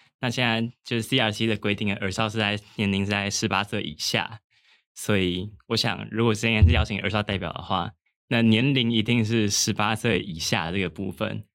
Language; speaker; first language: Chinese; native; Chinese